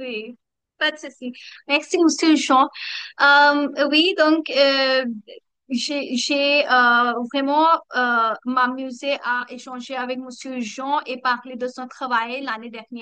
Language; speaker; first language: French; non-native, learner; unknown